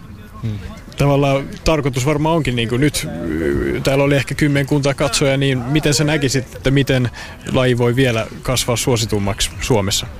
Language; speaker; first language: Finnish; native; Finnish